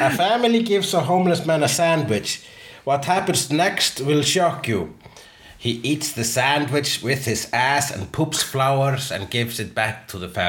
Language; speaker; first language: English; non-native, fluent; Icelandic